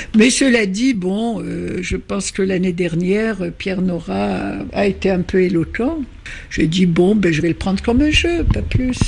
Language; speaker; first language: French; non-native, local second language; Arabic